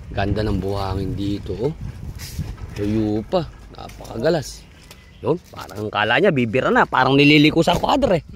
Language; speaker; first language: Filipino; native; Filipino